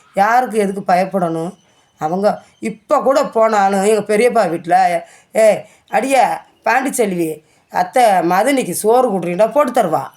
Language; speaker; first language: Tamil; native; Tamil